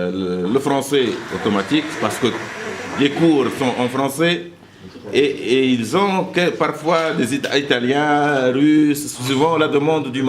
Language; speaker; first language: French; non-native, local second language; Arabic